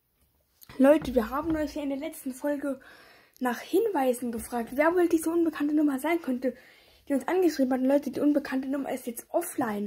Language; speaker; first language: German; native; German